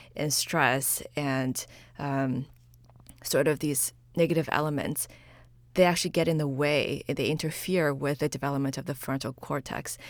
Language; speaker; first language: English; early bilingual, other home language; Chinese